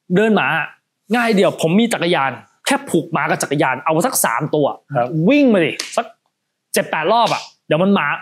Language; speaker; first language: Thai; early bilingual, heritage; Cantonese